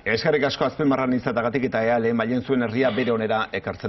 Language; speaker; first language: Basque; native; Basque